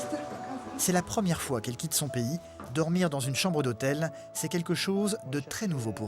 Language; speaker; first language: French; native; French